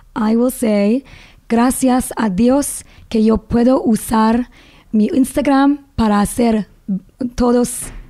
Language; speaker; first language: Spanish; non-native, learner; English